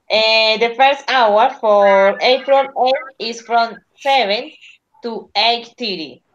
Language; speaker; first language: English; non-native, learner; Spanish